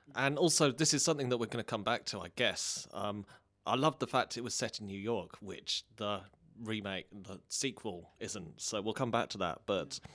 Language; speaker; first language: English; native; English